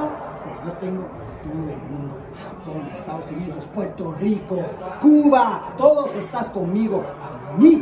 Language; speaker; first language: Spanish; early bilingual, heritage; English